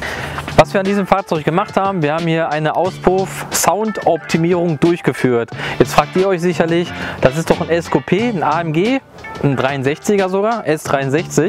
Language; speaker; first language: German; native; German